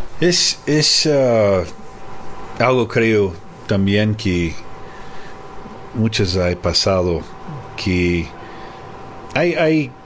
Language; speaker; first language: Spanish; non-native, fluent; English